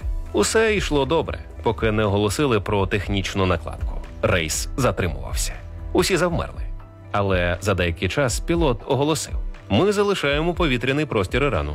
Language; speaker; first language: Ukrainian; native; Ukrainian